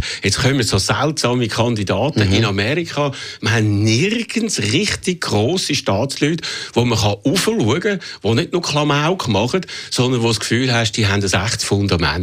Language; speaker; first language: German; native; German